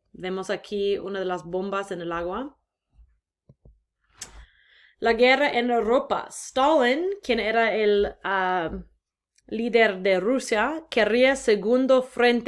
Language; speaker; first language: Spanish; non-native, fluent; English